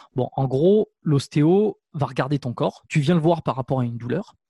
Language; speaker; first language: French; native; French